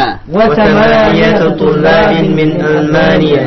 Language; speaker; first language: Arabic; non-native, learner; Indonesian